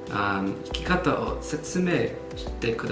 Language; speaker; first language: Japanese; non-native, learner; English